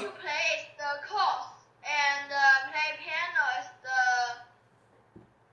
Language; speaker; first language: English; non-native, learner; Chinese